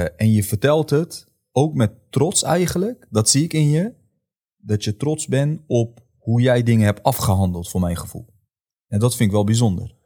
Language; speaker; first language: Dutch; native; Dutch